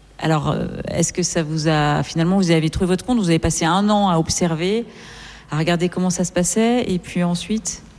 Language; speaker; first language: French; native; French